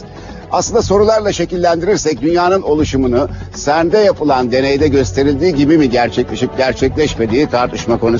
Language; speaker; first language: Turkish; native; Turkish